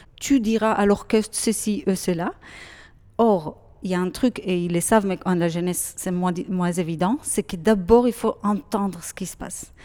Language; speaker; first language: French; non-native, fluent; Hebrew